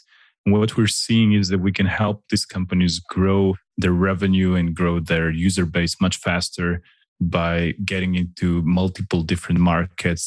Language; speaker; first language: English; non-native, fluent; Slovenian